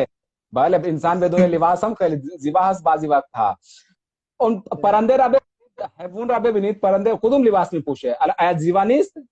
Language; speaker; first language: Persian; non-native, fluent; Hindi